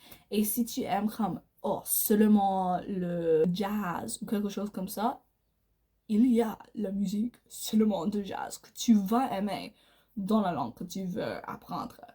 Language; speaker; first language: French; non-native, learner; English